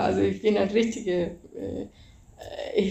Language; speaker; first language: German; non-native, fluent; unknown